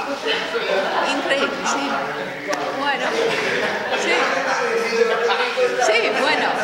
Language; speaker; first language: Spanish; non-native, fluent; English